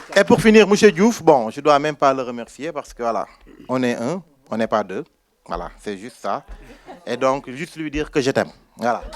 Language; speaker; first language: French; non-native, local second language; Wolof